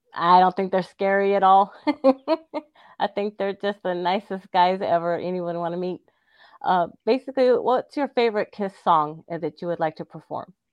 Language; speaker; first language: English; early bilingual, other home language; Spanish